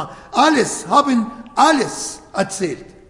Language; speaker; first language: German; non-native, fluent; Arabic